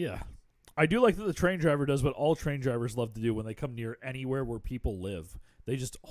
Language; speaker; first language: English; native; English